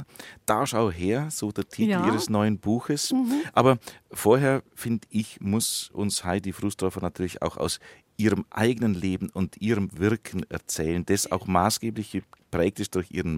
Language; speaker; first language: German; native; German